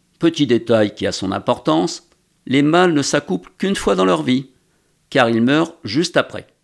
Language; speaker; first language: French; native; French